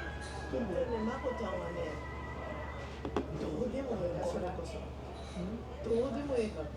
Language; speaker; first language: Japanese; native; Japanese